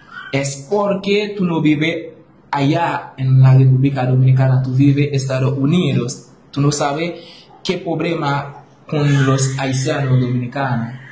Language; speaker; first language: Spanish; non-native, learner; Haitian Creole